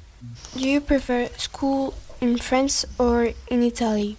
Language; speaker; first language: English; non-native, learner; French